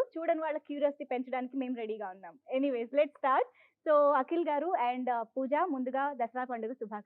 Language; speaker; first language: Telugu; native; Telugu